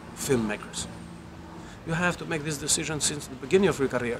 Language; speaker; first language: English; non-native, fluent; Albanian